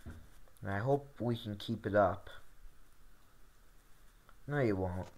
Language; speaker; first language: English; native; English